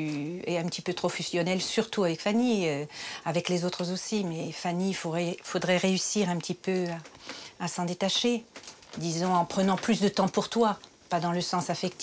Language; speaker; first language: French; native; French